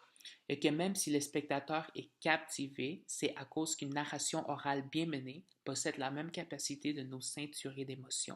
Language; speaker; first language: French; native; French